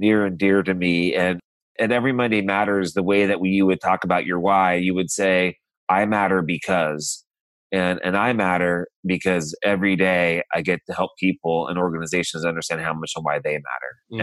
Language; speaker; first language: English; native; English